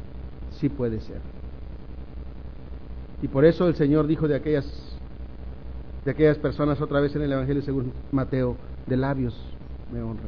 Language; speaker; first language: Spanish; native; Spanish